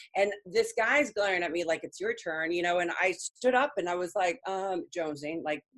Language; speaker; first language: English; early bilingual, other home language; Spanish